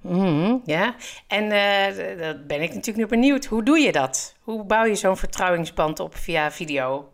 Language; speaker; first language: Dutch; native; Dutch